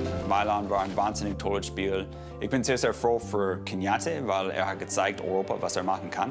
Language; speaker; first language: German; non-native, fluent; English